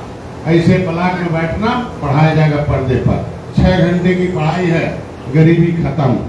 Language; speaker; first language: Hindi; native; Hindi